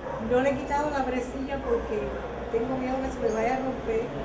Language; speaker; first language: Spanish; native; Spanish